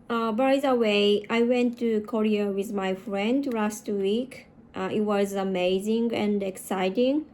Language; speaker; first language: English; non-native, learner; Japanese